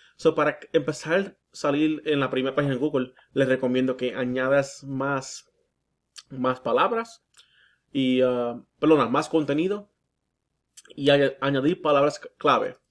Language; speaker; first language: Spanish; early bilingual, heritage; Spanish